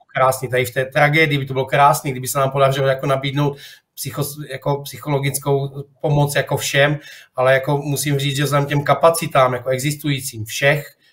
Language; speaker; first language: Czech; native; Czech